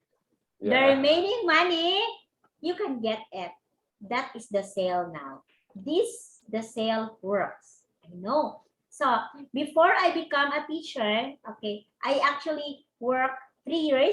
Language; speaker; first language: English; non-native, local second language; Cebuano